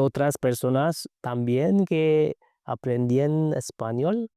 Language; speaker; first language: Spanish; non-native, learner; English